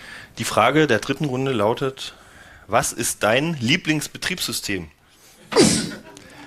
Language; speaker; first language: German; native; German